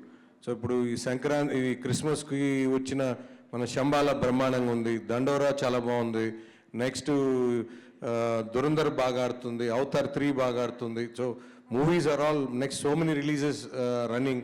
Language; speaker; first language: Telugu; native; Telugu